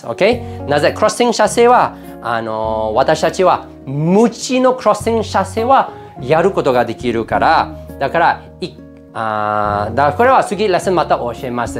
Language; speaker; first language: Japanese; non-native, fluent; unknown